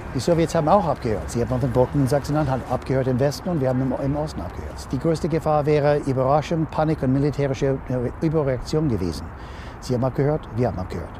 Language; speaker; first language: German; non-native, fluent; English